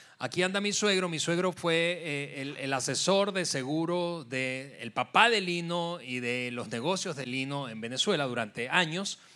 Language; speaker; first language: Spanish; native; Spanish